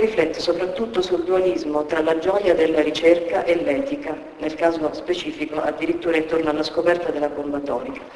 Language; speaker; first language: Italian; native; Italian